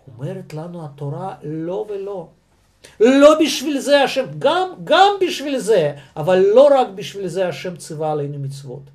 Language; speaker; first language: Hebrew; non-native, fluent; Russian